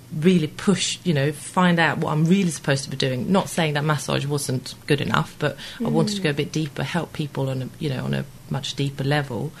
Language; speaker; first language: English; non-native, fluent; Swedish